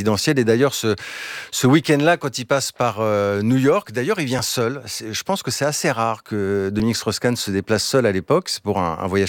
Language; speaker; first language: French; native; French